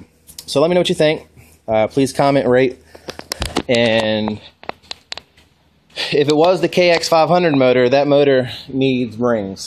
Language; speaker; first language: English; native; English